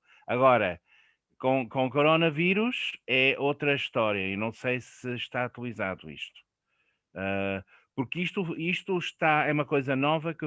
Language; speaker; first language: Portuguese; non-native, fluent; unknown